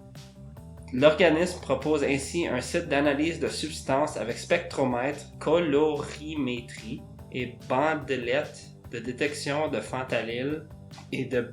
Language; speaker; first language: French; native; French